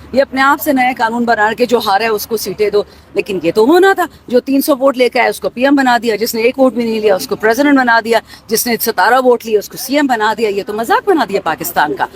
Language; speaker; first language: Urdu; non-native, local second language; Pashto